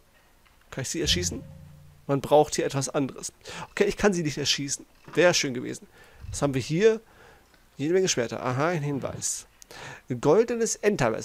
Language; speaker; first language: German; native; German